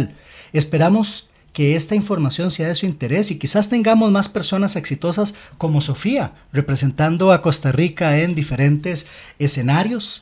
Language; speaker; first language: Spanish; native; Spanish